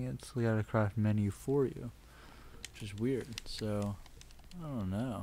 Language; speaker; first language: English; native; English